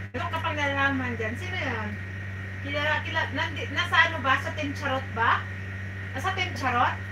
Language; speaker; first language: Filipino; native; Filipino